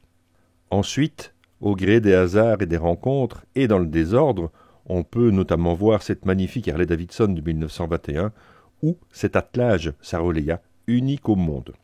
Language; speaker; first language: French; native; French